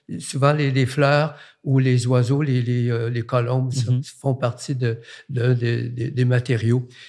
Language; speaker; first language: French; native; French